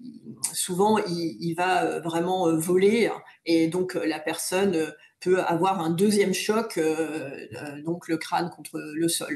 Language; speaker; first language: French; native; French